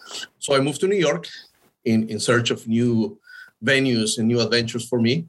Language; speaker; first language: English; non-native, fluent; Spanish